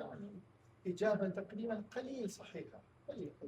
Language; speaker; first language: Arabic; native; Arabic